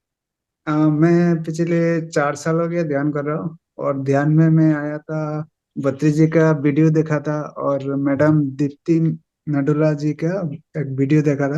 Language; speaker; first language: Hindi; non-native, local second language; Bangla